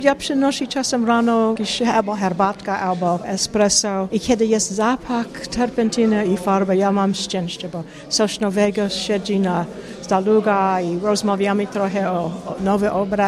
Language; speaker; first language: Polish; non-native, learner; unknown